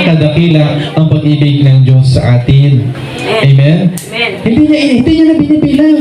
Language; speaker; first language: Filipino; native; Filipino